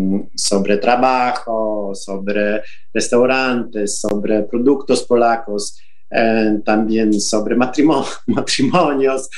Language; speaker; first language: Spanish; non-native, fluent; Polish